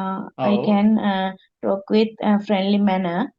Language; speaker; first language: English; non-native, learner; Sinhala